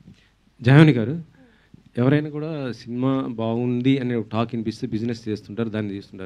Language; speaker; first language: Telugu; native; Telugu